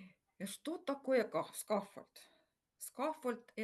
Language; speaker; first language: Russian; non-native, fluent; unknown